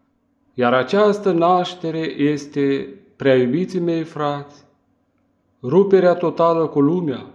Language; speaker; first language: Romanian; native; Romanian